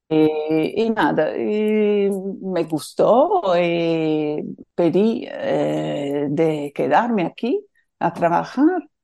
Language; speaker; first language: Spanish; non-native, fluent; English